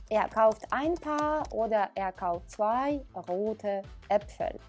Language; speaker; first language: German; non-native, fluent; Ukrainian